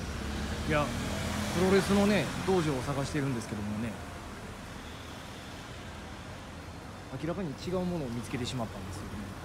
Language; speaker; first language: Japanese; native; Japanese